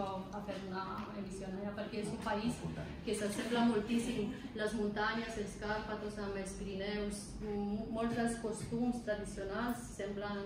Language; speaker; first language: Catalan; non-native, fluent; Romanian